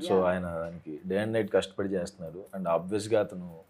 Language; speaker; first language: Telugu; native; Telugu